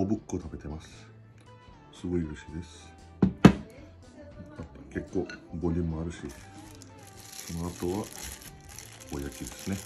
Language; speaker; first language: Japanese; non-native, fluent; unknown